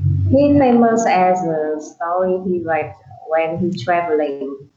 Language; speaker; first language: English; non-native, learner; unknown